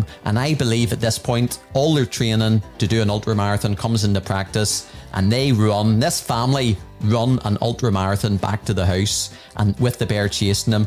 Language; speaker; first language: English; native; English